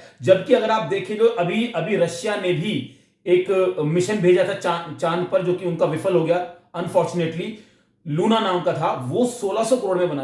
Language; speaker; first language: Hindi; native; Hindi